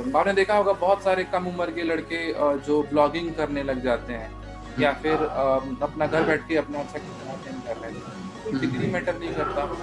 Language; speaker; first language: Hindi; native; Hindi